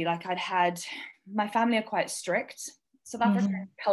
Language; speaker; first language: English; native; English